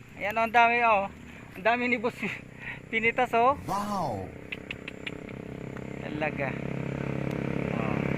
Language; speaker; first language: Filipino; non-native, local second language; Bikol